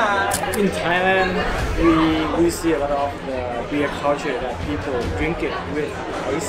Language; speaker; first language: English; non-native, learner; Thai